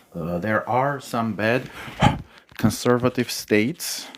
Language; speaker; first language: English; non-native, fluent; Armenian